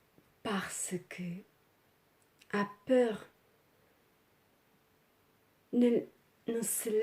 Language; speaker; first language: French; non-native, learner; Portuguese